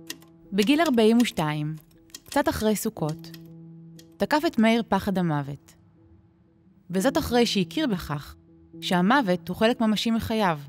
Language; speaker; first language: Hebrew; native; Hebrew